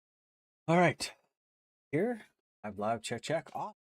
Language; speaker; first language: English; native; English